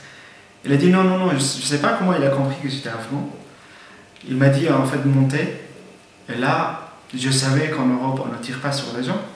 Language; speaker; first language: French; non-native, fluent; Persian